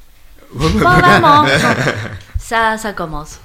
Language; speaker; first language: French; non-native, learner; Chinese